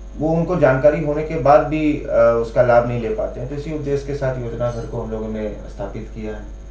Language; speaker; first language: Hindi; native; Hindi